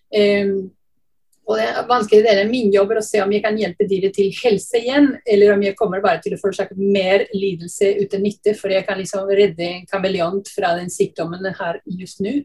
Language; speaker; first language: Norwegian; non-native, fluent; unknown